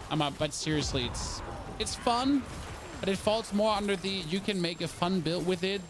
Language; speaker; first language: English; non-native, fluent; German